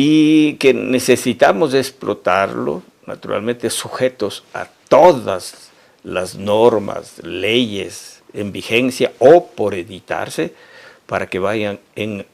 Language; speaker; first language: Spanish; native; Spanish